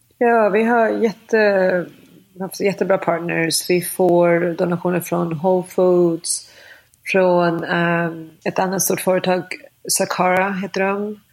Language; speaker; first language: Swedish; early bilingual, other home language; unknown